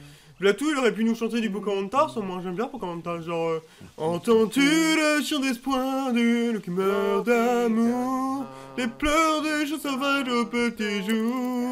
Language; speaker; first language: French; native; French